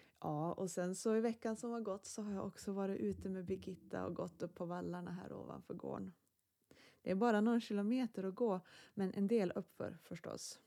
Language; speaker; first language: Swedish; native; Swedish